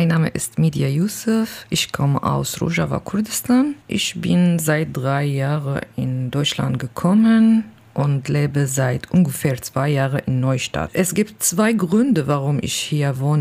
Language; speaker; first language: German; non-native, learner; Kurdish